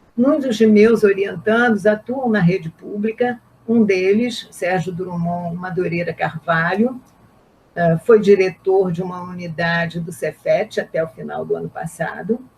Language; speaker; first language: Portuguese; native; Portuguese